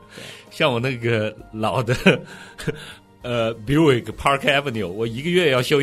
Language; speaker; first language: Chinese; native; Chinese